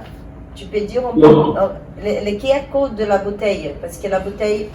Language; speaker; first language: French; non-native, fluent; Portuguese